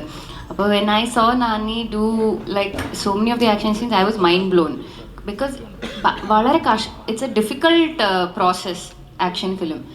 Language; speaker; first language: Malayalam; early bilingual, heritage; Malayalam